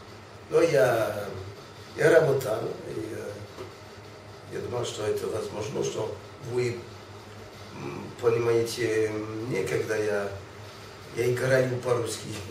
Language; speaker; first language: Russian; non-native, learner; French